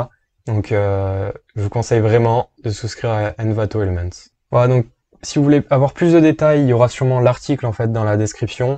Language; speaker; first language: French; native; French